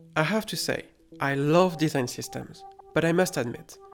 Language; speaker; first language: English; non-native, fluent; French